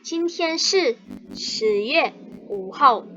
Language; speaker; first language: Chinese; non-native, fluent; Indonesian